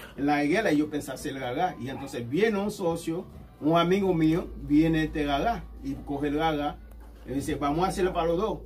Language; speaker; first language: Spanish; non-native, learner; Haitian Creole